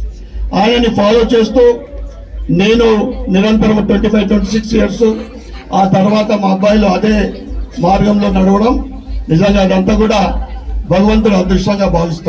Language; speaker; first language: Telugu; native; Telugu